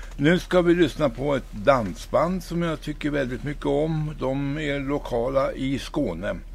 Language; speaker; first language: Swedish; native; Swedish